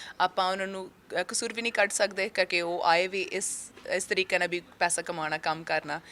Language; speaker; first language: Punjabi; early bilingual, heritage; Punjabi